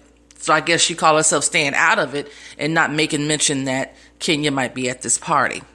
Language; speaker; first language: English; native; English